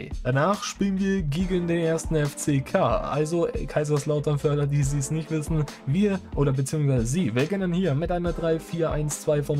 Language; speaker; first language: German; native; German